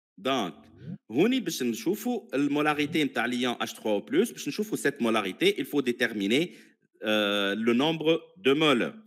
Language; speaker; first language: French; non-native, local second language; Arabic